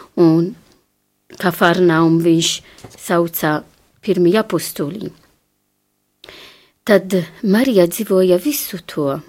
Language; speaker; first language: Latvian; non-native, fluent; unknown